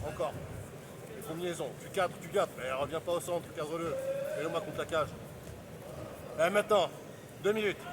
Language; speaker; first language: French; native; French